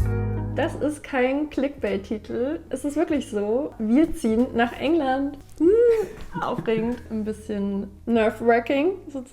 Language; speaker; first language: German; native; German